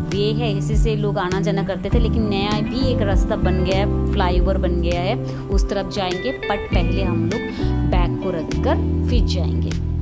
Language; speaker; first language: Hindi; non-native, local second language; Marathi